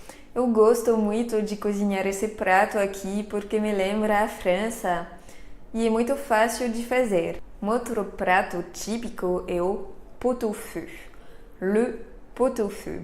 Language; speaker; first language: Portuguese; non-native, fluent; French